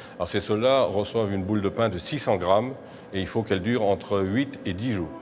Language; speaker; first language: French; native; French